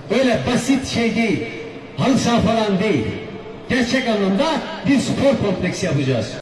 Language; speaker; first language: Turkish; native; Turkish